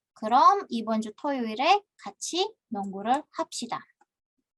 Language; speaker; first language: Korean; non-native, fluent; Indonesian